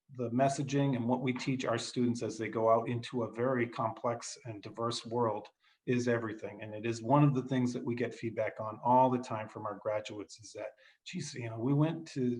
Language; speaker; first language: English; native; English